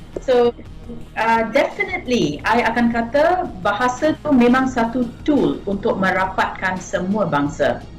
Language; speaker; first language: Malay; non-native, local second language; Tamil